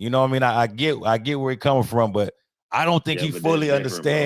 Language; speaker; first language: English; native; English